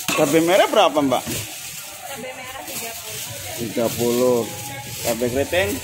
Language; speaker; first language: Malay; non-native, local second language; Javanese